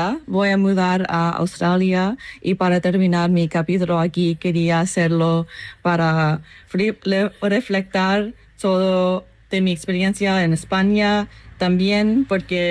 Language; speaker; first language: Spanish; non-native, learner; English